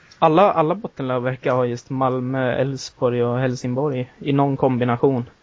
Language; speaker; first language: Swedish; native; Swedish